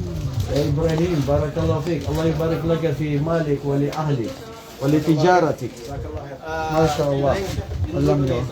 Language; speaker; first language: Arabic; non-native, fluent; Maranao